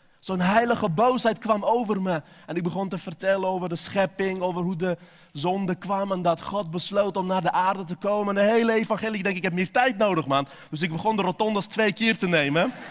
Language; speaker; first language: Dutch; non-native, fluent; Armenian